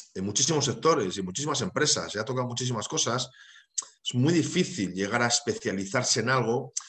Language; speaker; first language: Spanish; native; Spanish